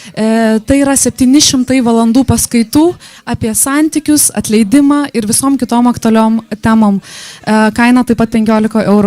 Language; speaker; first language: Lithuanian; native; Lithuanian